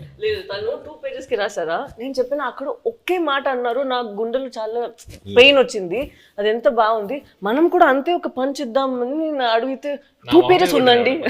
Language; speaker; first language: Telugu; non-native, local second language; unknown